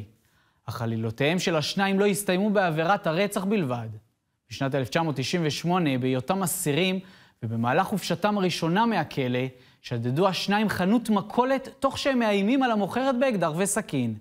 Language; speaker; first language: Hebrew; native; Hebrew